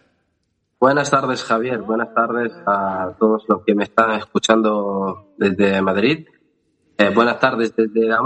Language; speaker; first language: Spanish; non-native, fluent; Arabic